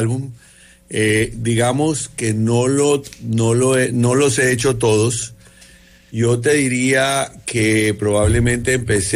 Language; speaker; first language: Spanish; native; Spanish